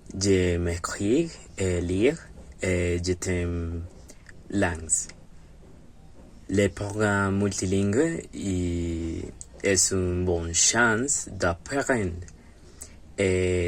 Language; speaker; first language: French; non-native, learner; Spanish